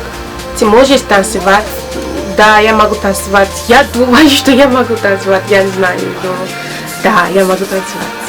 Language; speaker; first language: Russian; non-native, learner; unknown